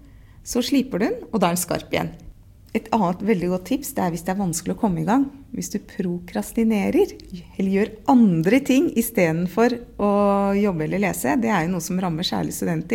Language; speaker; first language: Norwegian; native; Norwegian